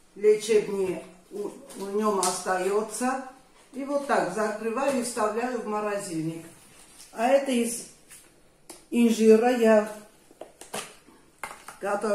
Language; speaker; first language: Russian; non-native, fluent; Armenian